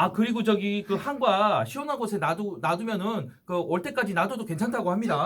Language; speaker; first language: Korean; native; Korean